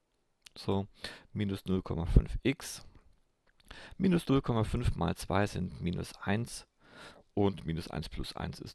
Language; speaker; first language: German; native; German